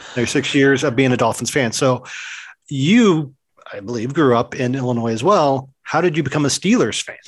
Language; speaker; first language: English; native; English